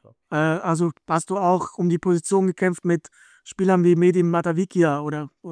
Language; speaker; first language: German; native; German